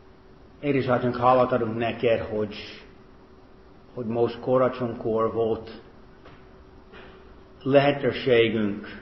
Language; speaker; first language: Hungarian; non-native, fluent; English